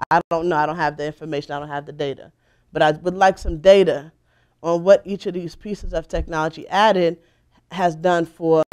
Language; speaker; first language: English; native; English